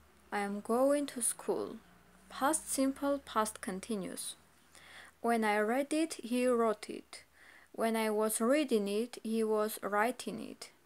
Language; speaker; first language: English; non-native, fluent; Armenian